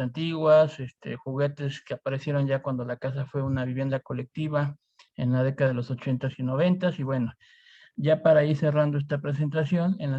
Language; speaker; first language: Spanish; native; Spanish